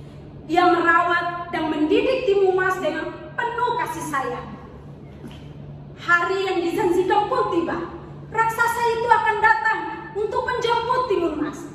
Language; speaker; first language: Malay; non-native, learner; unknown